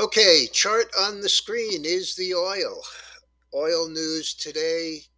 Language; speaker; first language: English; native; English